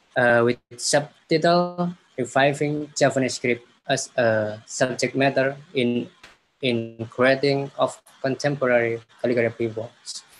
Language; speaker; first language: English; non-native, learner; Javanese